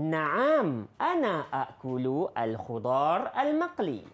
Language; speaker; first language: Arabic; non-native, fluent; Malay